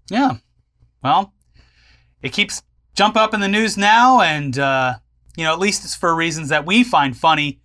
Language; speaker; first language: English; native; English